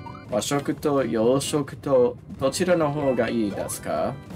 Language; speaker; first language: Japanese; non-native, learner; English